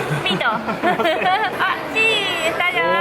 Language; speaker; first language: Spanish; non-native, fluent; Japanese